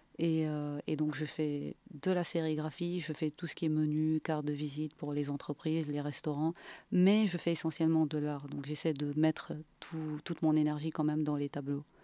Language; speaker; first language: French; non-native, local second language; Arabic